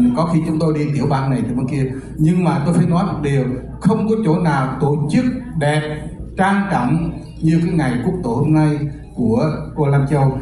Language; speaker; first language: Vietnamese; native; Vietnamese